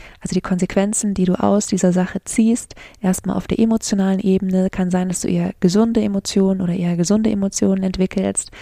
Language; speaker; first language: German; native; German